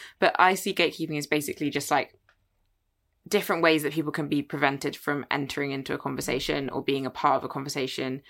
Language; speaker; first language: English; native; English